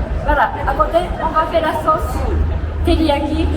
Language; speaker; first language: French; non-native, learner; Japanese